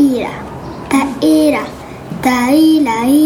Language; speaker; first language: Arabic; non-native, learner; French